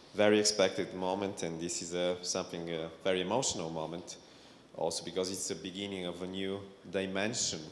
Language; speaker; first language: English; non-native, fluent; Bulgarian